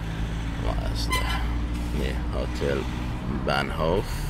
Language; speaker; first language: Arabic; native; Arabic